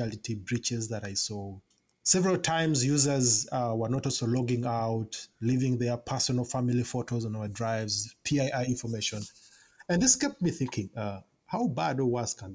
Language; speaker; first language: English; non-native, local second language; Ganda